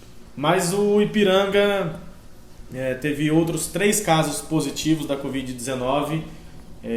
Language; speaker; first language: Portuguese; native; Portuguese